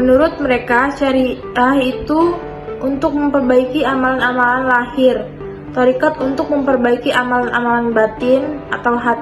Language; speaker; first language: Indonesian; native; Indonesian